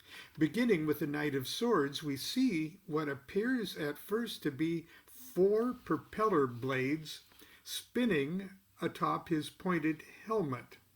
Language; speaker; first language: English; native; English